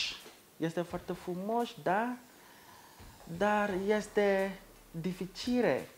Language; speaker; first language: Romanian; non-native, learner; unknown